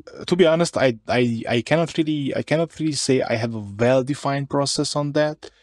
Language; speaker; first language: English; non-native, fluent; Hungarian